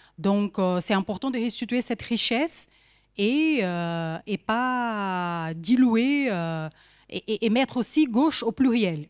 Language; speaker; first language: French; non-native, fluent; Portuguese